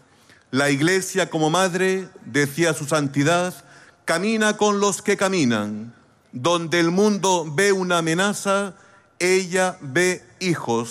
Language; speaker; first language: Spanish; native; Spanish